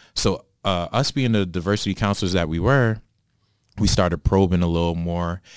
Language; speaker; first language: English; native; English